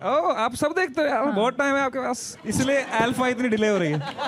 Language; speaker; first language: Hindi; native; Hindi